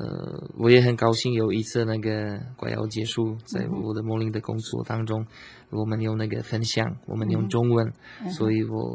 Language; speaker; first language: Chinese; non-native, learner; Slovak